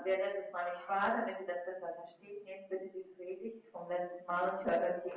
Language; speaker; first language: German; non-native, fluent; Russian